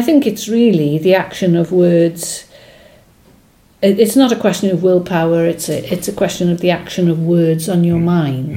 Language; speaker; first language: English; non-native, local second language; Welsh